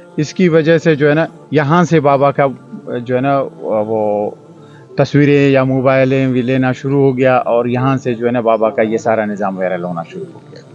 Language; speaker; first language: Urdu; non-native, local second language; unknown